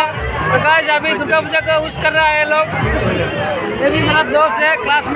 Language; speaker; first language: Hindi; non-native, local second language; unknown